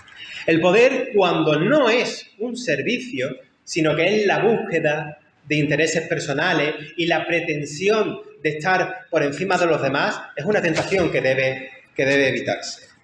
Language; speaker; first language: Spanish; native; Spanish